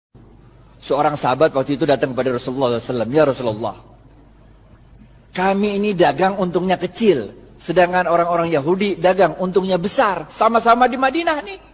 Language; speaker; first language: Indonesian; native; Indonesian